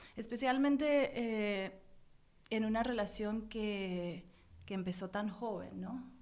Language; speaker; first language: Spanish; early bilingual, heritage; Spanish